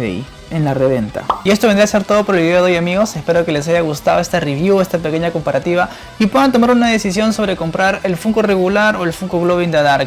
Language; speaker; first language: Spanish; native; Spanish